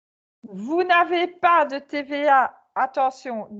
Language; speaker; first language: French; native; French